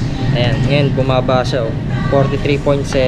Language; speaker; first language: Filipino; native; Filipino